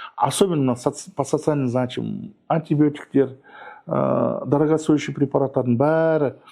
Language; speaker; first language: Russian; non-native, local second language; Kazakh